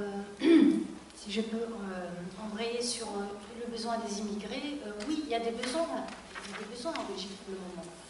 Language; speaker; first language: French; native; French